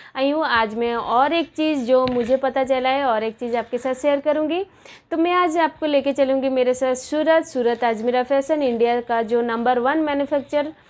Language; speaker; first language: Hindi; non-native, local second language; Bangla